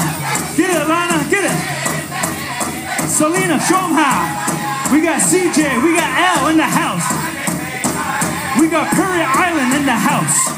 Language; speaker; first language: English; native; English